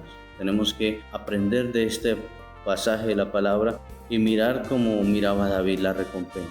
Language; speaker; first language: Spanish; native; Spanish